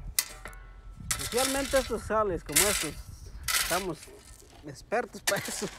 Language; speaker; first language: Spanish; native; Spanish